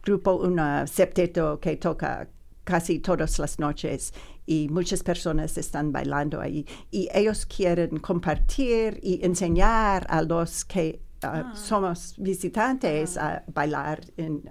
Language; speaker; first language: Spanish; non-native, learner; English